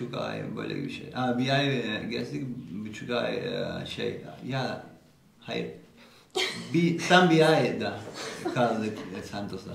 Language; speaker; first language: Turkish; non-native, learner; Spanish